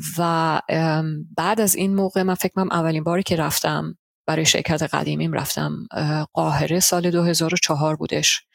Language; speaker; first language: Persian; early bilingual, heritage; Persian